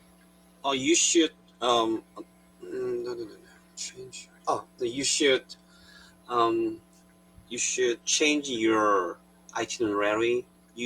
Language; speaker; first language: English; non-native, learner; Korean